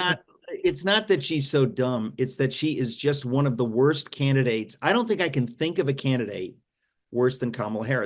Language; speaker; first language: English; native; English